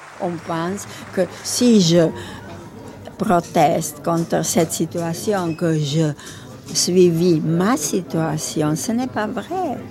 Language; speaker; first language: French; non-native, learner; Czech